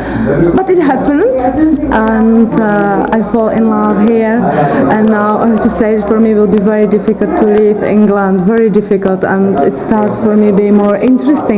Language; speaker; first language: English; non-native, learner; Czech